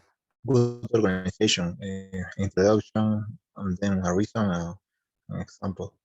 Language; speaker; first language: English; non-native, learner; Spanish